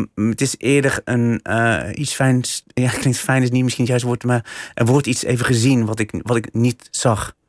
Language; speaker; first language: Dutch; native; Dutch